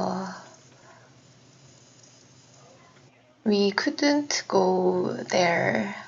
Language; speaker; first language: English; non-native, learner; Korean